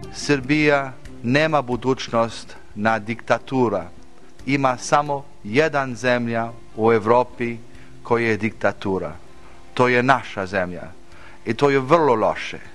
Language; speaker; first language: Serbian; early bilingual, heritage; English